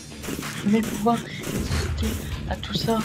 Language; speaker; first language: French; native; French